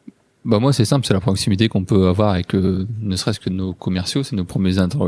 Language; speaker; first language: French; native; French